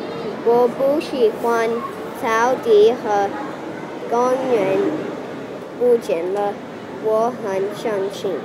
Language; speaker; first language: Chinese; non-native, learner; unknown